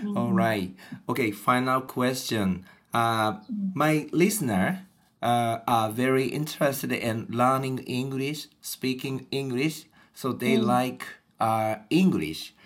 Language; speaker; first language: English; non-native, learner; Japanese